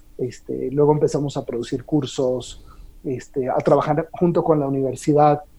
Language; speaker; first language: Spanish; native; Spanish